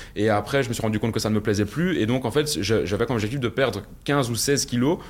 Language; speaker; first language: French; native; French